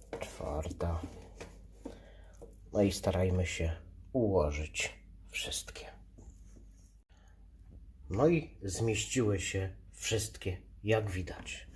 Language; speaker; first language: Polish; native; Polish